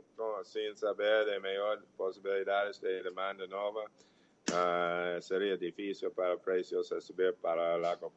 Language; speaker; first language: Portuguese; non-native, fluent; English